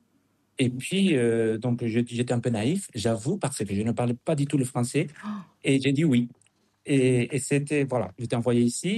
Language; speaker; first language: French; non-native, fluent; Spanish